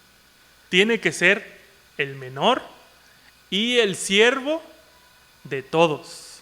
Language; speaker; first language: Spanish; native; Spanish